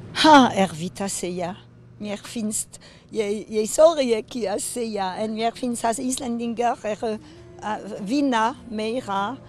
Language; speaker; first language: Icelandic; non-native, learner; French